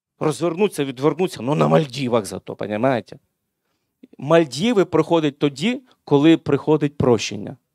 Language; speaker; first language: Ukrainian; non-native, local second language; Russian